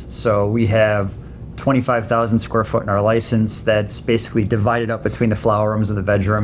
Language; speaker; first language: English; native; English